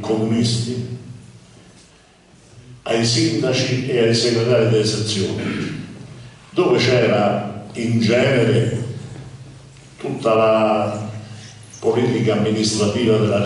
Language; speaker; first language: Italian; native; Italian